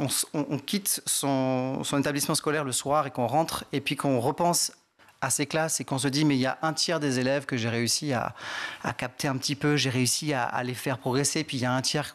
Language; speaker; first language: French; native; French